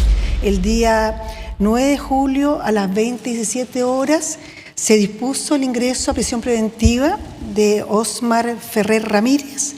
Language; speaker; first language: Spanish; native; Spanish